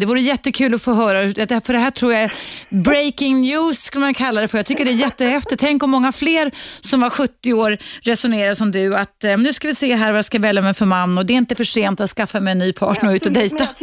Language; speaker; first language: Swedish; native; Swedish